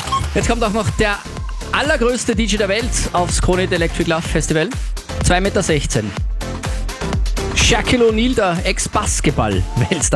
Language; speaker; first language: German; native; German